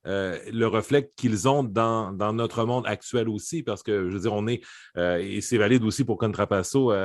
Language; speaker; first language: French; native; French